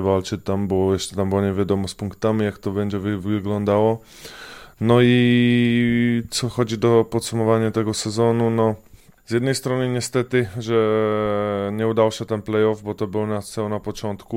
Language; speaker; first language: Polish; non-native, fluent; Czech